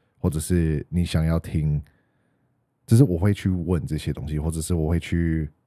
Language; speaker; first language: Chinese; non-native, fluent; English